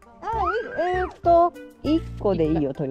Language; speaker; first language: Japanese; native; Japanese